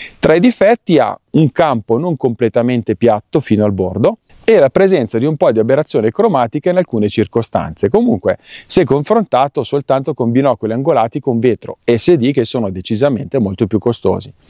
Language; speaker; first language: Italian; native; Italian